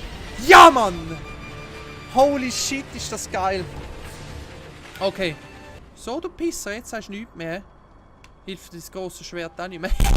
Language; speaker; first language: German; native; German